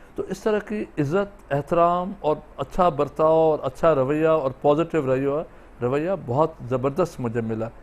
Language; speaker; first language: Urdu; non-native, local second language; Sindhi